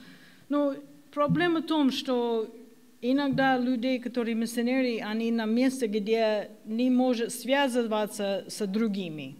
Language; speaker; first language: Russian; non-native, learner; English